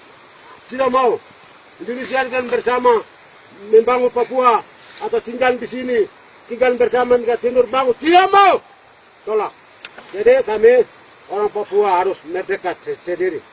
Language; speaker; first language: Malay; non-native, local second language; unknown